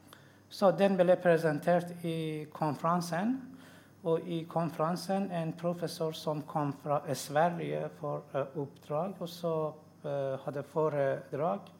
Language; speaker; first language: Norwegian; non-native, learner; Persian